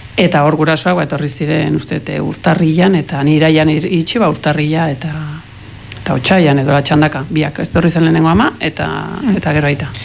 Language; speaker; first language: Basque; early bilingual, heritage; Spanish